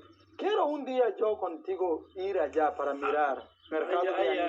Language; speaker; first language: Spanish; non-native, learner; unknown